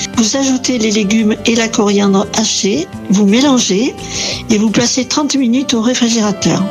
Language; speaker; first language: French; native; French